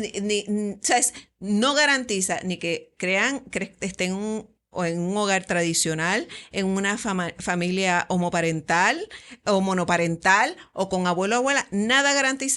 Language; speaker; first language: Spanish; native; Spanish